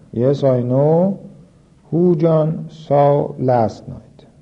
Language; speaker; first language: English; non-native, fluent; Persian